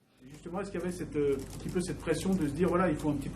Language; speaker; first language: French; native; French